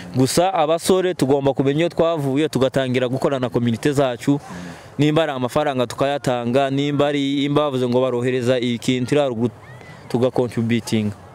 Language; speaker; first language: Kinyarwanda; native; Kinyarwanda